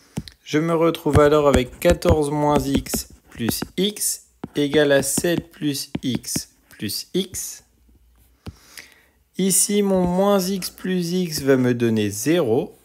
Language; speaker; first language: French; native; French